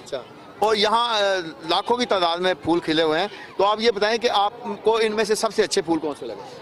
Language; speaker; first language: Urdu; non-native, local second language; Punjabi